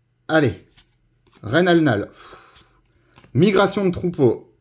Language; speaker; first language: French; native; French